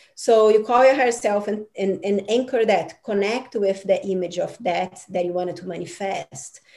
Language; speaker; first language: English; non-native, fluent; Portuguese